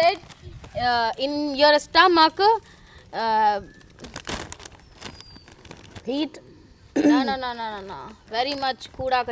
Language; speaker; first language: English; non-native, learner; Hindi